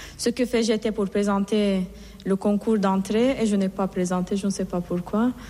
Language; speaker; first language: French; non-native, fluent; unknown